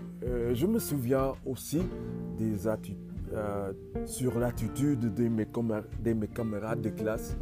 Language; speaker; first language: French; non-native, learner; English